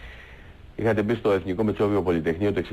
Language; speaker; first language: Greek; native; Greek